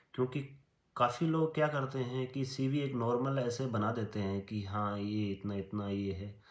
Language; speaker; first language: Hindi; native; Hindi